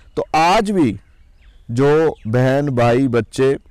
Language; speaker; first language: Hindi; non-native, local second language; Punjabi